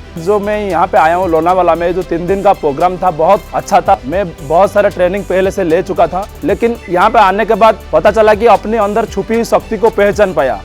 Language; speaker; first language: Hindi; non-native, local second language; Odia